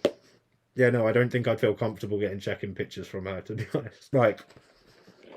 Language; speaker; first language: English; native; English